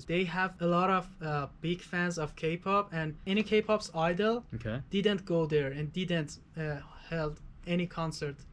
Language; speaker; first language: English; non-native, fluent; Persian